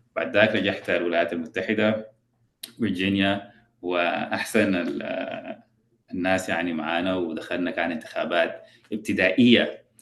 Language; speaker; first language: Arabic; early bilingual, other home language; English